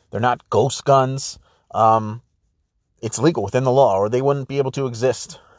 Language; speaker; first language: English; native; English